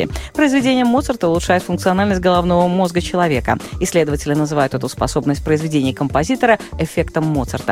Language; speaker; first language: Russian; native; Russian